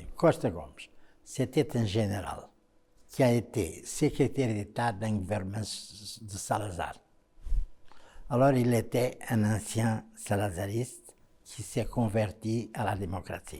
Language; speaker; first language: French; non-native, fluent; Portuguese